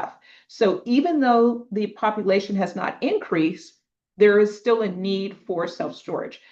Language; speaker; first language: English; native; English